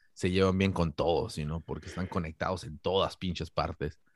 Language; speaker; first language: Spanish; native; Spanish